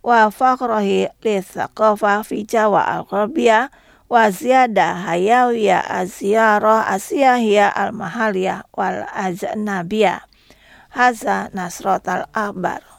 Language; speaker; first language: Arabic; non-native, fluent; Indonesian